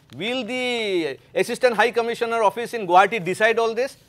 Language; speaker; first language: English; non-native, local second language; Assamese